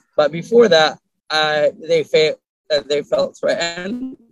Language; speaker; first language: English; early bilingual, other home language; Arabic